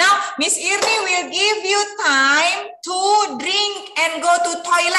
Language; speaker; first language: English; non-native, fluent; Indonesian